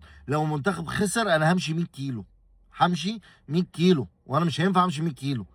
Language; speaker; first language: Arabic; native; Arabic